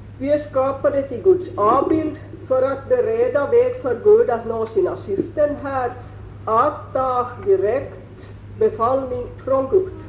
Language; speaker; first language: Swedish; native; Swedish